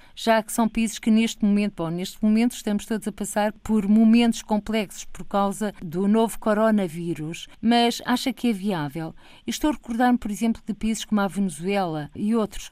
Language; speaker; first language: Portuguese; native; Portuguese